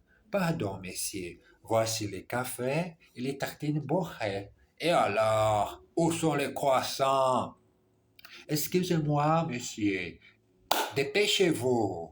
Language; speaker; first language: French; non-native, learner; English